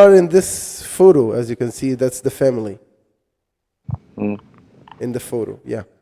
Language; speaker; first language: English; non-native, fluent; Arabic